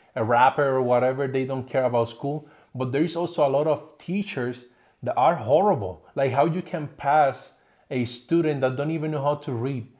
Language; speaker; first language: English; non-native, fluent; Spanish